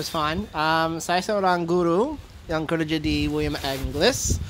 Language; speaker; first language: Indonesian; non-native, fluent; English